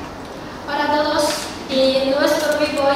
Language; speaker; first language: Spanish; non-native, learner; Chinese